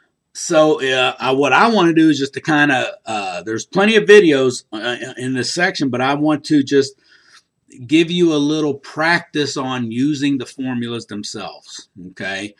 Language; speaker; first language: English; native; English